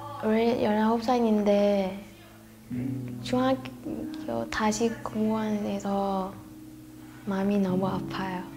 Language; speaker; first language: Korean; early bilingual, other home language; Vietnamese